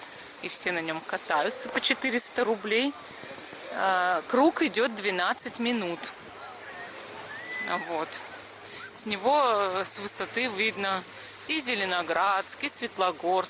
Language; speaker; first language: Russian; native; Russian